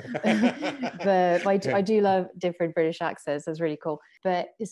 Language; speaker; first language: English; non-native, fluent; French